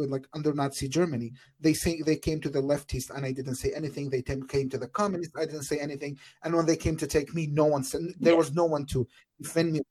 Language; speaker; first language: English; non-native, fluent; Arabic